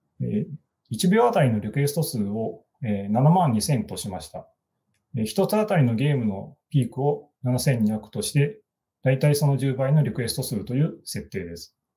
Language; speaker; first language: Japanese; native; Japanese